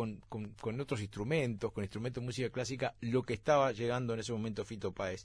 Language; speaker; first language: Spanish; native; Spanish